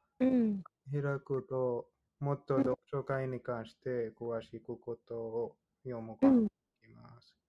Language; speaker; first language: Japanese; non-native, fluent; Hindi